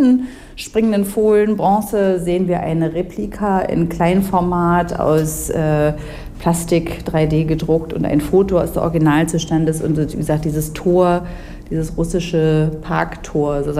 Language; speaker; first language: German; native; German